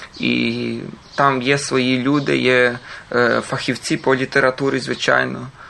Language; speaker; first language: Ukrainian; early bilingual, heritage; Croatian